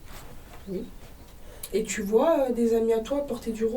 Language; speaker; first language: French; native; French